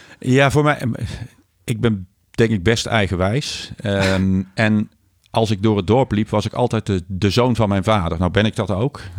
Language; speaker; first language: Dutch; native; Dutch